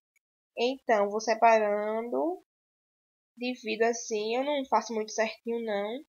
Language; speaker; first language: Portuguese; native; Portuguese